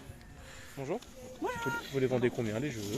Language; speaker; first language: French; native; French